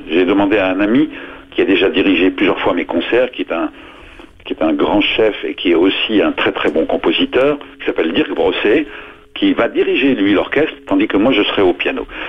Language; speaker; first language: French; non-native, local second language; Arabic